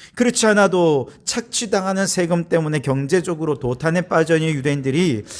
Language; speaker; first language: Korean; native; Korean